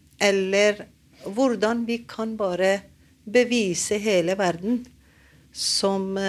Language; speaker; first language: Norwegian; non-native, learner; Persian